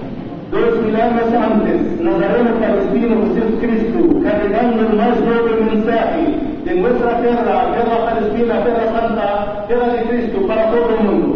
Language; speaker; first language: Spanish; non-native, learner; Arabic